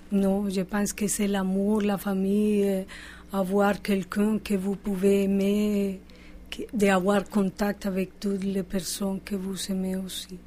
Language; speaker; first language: French; non-native, fluent; Spanish